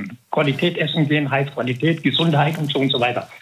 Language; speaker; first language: German; non-native, fluent; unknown